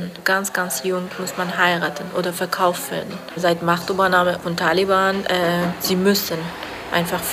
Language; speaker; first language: German; non-native, learner; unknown